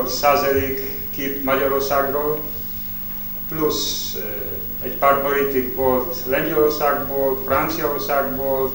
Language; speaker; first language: Hungarian; non-native, learner; Polish